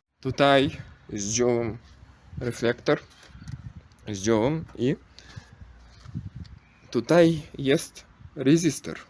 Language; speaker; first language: Polish; non-native, learner; Ukrainian